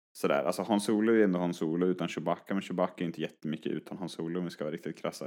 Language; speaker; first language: Swedish; native; Swedish